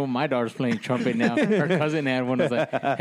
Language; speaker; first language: English; non-native, fluent; Spanish